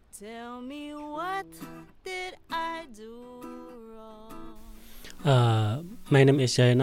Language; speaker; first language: English; non-native, learner; Indonesian